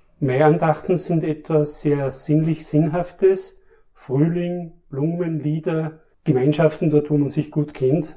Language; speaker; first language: German; native; German